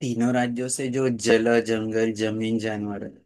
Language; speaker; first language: Hindi; non-native, local second language; Marathi